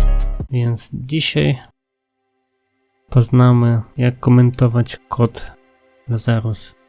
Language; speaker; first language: Polish; non-native, fluent; Russian